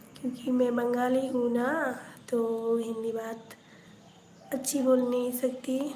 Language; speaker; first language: Hindi; non-native, local second language; Bangla